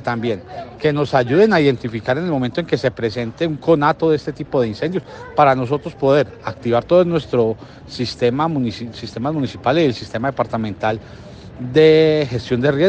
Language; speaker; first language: Spanish; native; Spanish